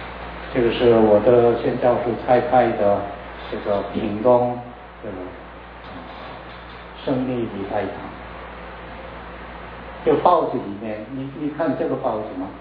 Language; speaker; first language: Chinese; non-native, learner; Korean